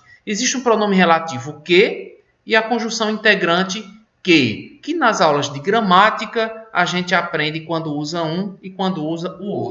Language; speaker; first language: Portuguese; native; Portuguese